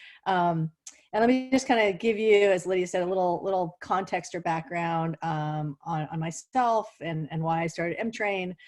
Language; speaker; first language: English; native; English